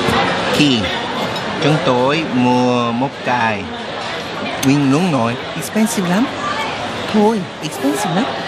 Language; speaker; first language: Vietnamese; non-native, learner; Korean